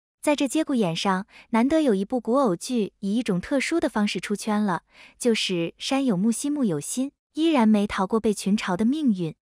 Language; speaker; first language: Chinese; native; Chinese